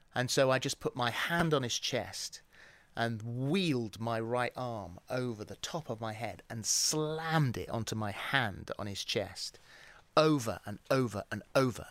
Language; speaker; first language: English; native; English